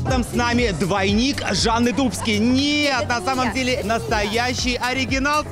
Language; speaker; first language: Russian; native; Russian